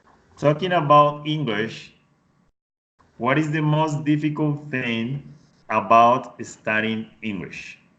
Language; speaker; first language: English; non-native, fluent; Spanish